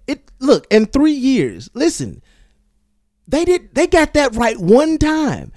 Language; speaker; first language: English; native; English